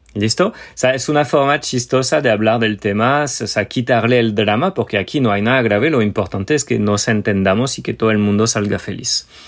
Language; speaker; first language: Spanish; non-native, fluent; French